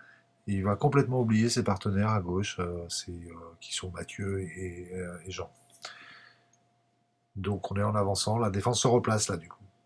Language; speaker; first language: French; native; French